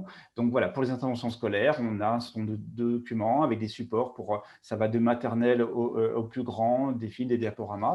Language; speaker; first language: French; native; French